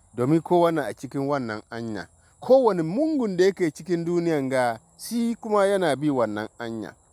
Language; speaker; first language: Hausa; non-native, local second language; Dyula